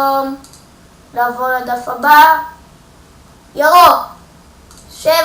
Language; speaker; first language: Hebrew; native; Hebrew